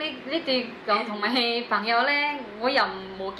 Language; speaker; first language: Chinese; non-native, learner; Indonesian